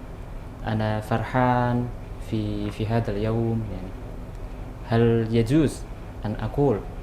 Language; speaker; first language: Arabic; non-native, learner; Indonesian